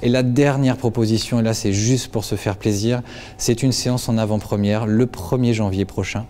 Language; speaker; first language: French; native; French